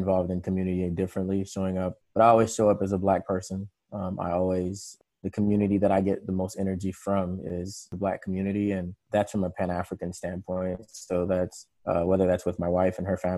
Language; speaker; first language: English; native; English